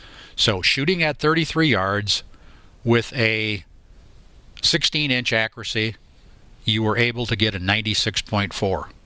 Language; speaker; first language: English; native; English